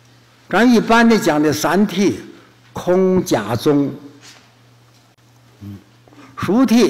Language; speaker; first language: Chinese; native; Chinese